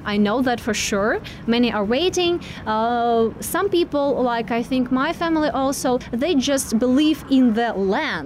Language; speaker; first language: English; non-native, fluent; Russian